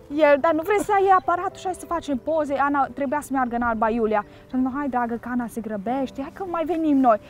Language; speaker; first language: Romanian; early bilingual, heritage; Romanian